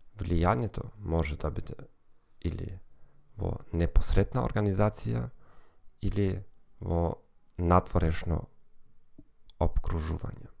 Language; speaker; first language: Macedonian; non-native, learner; German